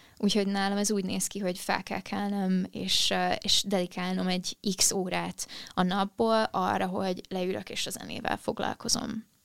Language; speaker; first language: Hungarian; early bilingual, heritage; Hungarian